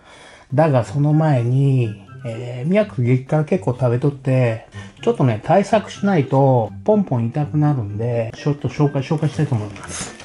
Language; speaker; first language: Japanese; native; Japanese